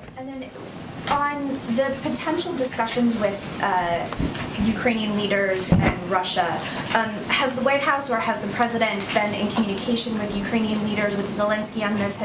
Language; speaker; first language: English; native; English